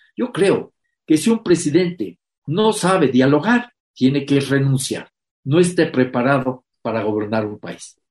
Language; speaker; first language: Spanish; native; Spanish